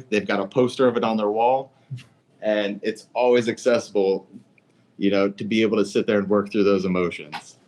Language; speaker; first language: English; native; English